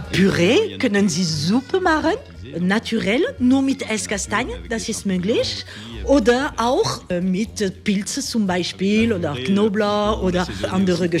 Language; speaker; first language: German; non-native, learner; French